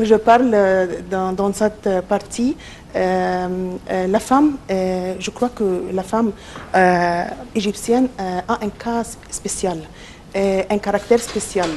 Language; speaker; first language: French; non-native, local second language; Arabic